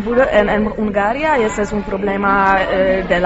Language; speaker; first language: Spanish; non-native, learner; Polish